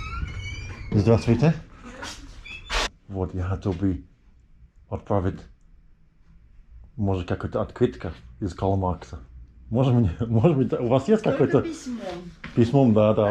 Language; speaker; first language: Russian; non-native, learner; English